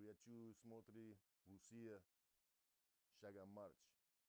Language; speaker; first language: Russian; non-native, learner; English